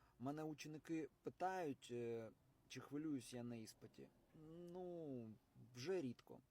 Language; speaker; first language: Ukrainian; non-native, local second language; Russian